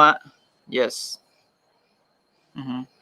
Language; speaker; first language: English; non-native, fluent; Thai